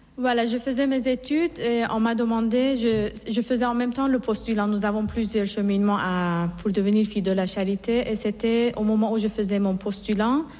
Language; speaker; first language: French; non-native, fluent; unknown